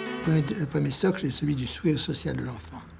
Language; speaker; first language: French; native; French